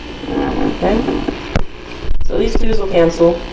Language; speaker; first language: English; native; English